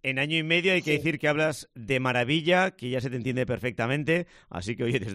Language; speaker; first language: Spanish; native; Spanish